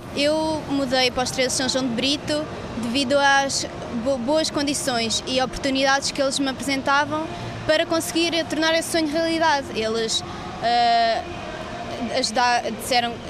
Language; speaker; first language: Portuguese; early bilingual, other home language; Russian